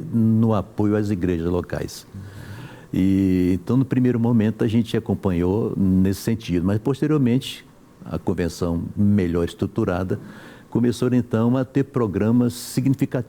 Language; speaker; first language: Portuguese; native; Portuguese